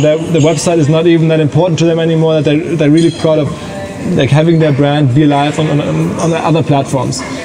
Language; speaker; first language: English; non-native, fluent; German